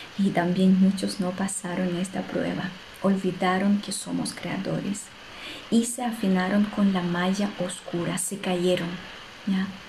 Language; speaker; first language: Spanish; non-native, fluent; Russian